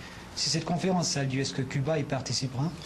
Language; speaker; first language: French; native; French